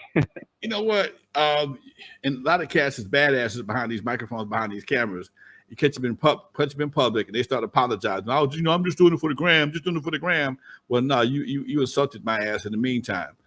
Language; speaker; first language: English; native; English